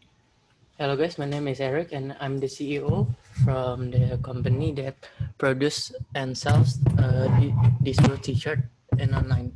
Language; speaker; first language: English; non-native, learner; Indonesian